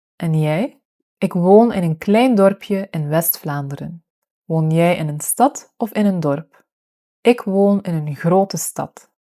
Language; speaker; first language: Dutch; native; Dutch